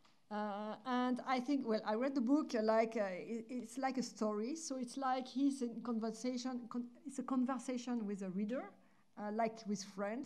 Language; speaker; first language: English; non-native, fluent; French